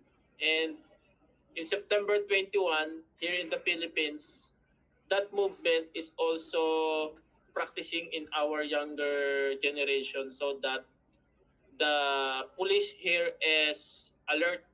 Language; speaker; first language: English; non-native, learner; Filipino